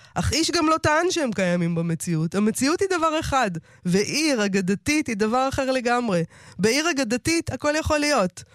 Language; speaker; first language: Hebrew; native; Hebrew